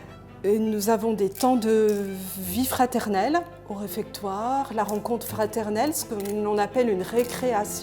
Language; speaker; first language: French; native; French